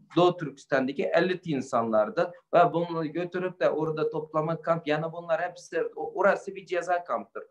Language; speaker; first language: Turkish; non-native, fluent; Uyghur